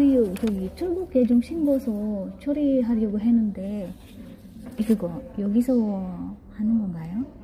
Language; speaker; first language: Korean; non-native, fluent; Filipino